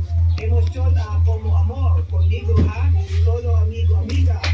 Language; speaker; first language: Spanish; non-native, learner; Filipino